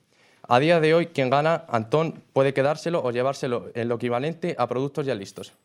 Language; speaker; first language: Spanish; native; Spanish